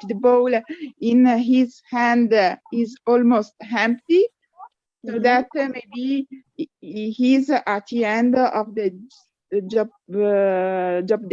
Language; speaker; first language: English; non-native, learner; Italian